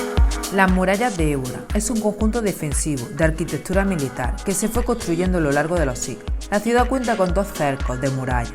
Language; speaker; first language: Spanish; native; Spanish